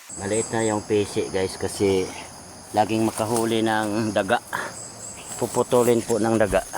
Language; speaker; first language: Filipino; non-native, local second language; Cebuano